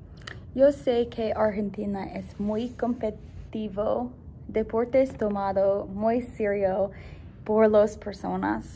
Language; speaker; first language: Spanish; non-native, learner; English